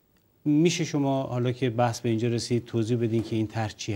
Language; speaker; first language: Persian; native; Persian